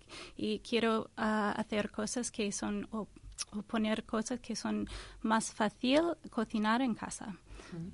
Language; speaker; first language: Spanish; non-native, learner; English